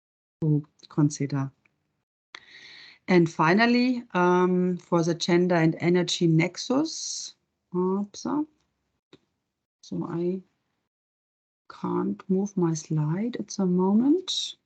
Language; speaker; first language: English; non-native, fluent; German